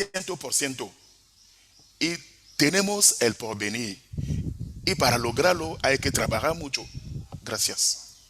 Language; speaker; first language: Spanish; non-native, fluent; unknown